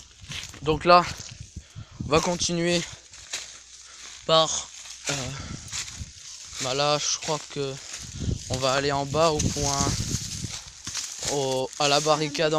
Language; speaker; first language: French; native; French